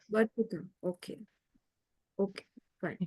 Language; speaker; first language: Hindi; native; Hindi